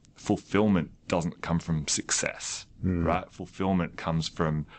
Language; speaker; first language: English; native; English